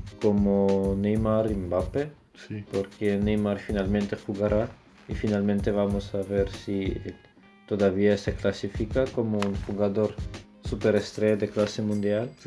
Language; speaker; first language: Spanish; non-native, learner; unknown